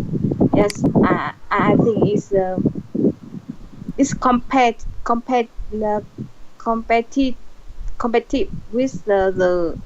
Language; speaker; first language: English; non-native, learner; Vietnamese